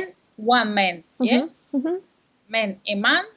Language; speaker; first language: English; non-native, learner; Spanish